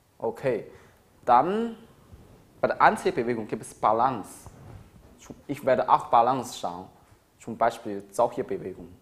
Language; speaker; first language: German; non-native, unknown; Chinese